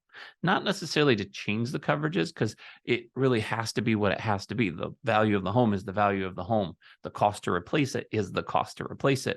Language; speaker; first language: English; native; English